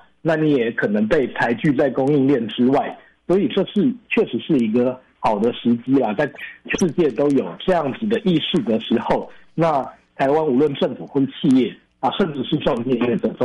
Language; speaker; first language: Chinese; native; Chinese